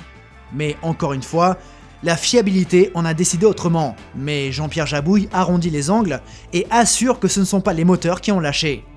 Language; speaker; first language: French; native; French